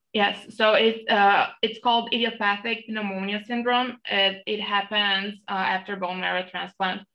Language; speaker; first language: English; non-native, fluent; Portuguese